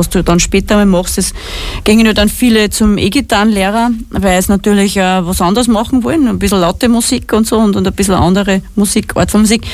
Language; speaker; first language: German; native; German